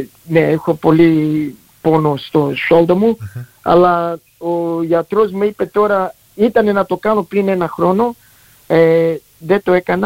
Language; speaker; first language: Greek; early bilingual, heritage; Greek